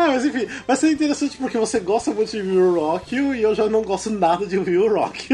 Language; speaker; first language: Portuguese; native; Portuguese